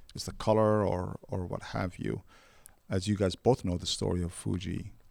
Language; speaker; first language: English; non-native, fluent; Somali